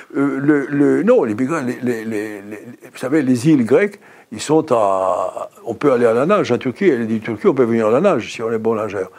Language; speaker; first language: French; non-native, fluent; Greek